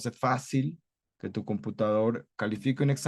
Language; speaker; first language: Spanish; non-native, fluent; English